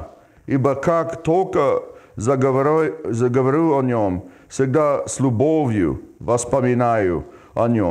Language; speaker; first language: Russian; non-native, fluent; English